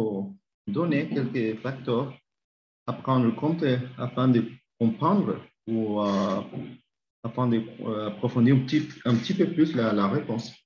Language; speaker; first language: French; non-native, learner; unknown